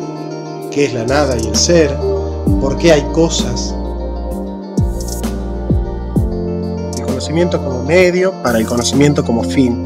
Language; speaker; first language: Spanish; native; Spanish